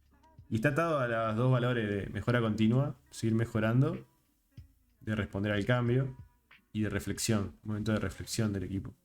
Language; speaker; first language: Spanish; native; Spanish